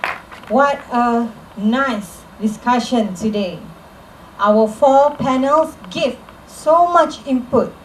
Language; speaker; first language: English; non-native, local second language; Malay